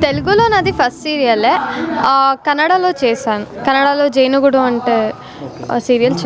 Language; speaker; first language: Telugu; non-native, learner; Kannada